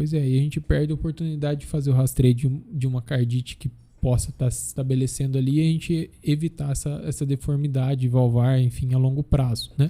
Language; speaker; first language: Portuguese; native; Portuguese